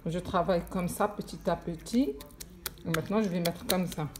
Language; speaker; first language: French; non-native, local second language; Arabic